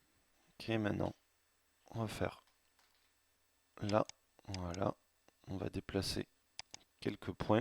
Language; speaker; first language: French; native; French